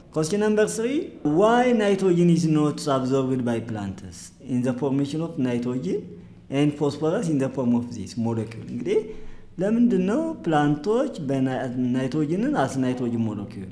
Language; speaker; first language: English; non-native, fluent; Amharic